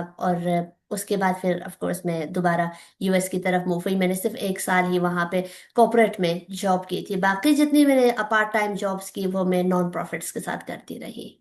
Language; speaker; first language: Urdu; non-native, local second language; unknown